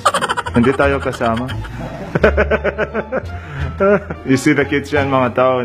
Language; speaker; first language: Filipino; non-native, learner; Arabic